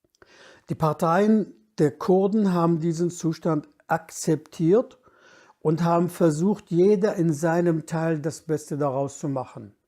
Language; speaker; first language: German; non-native, fluent; Kurdish